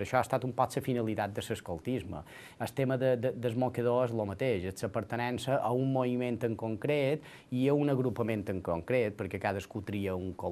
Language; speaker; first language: Catalan; native; Catalan